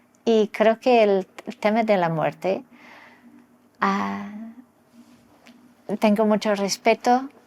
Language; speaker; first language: Spanish; non-native, local second language; English